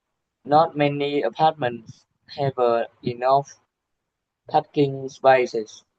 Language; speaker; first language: English; non-native, learner; Vietnamese